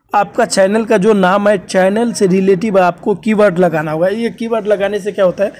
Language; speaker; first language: Hindi; native; Hindi